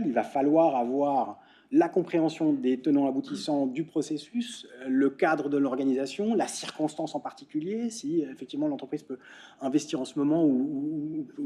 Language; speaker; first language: French; native; French